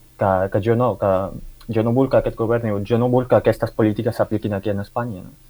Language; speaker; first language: Catalan; early bilingual, other home language; Arabic